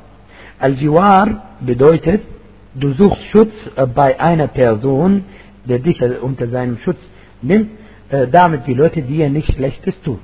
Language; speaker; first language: German; non-native, fluent; Arabic